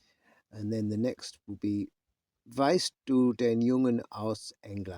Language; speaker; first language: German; non-native, learner; English